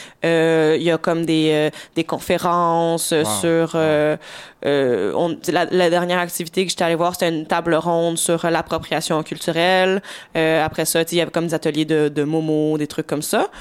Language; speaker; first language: French; native; French